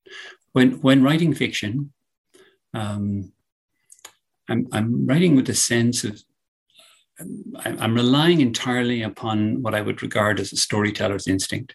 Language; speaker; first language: English; native; English